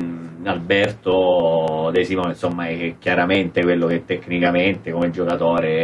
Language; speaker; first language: Italian; native; Italian